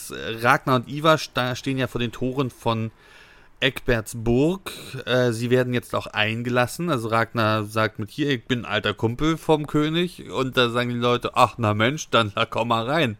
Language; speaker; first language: German; native; German